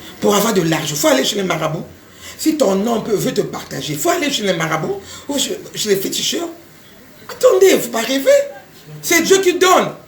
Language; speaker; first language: French; non-native, local second language; Lingala